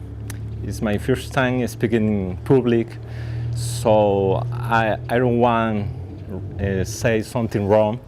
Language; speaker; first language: English; non-native, learner; Spanish